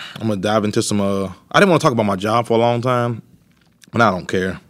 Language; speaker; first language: English; native; English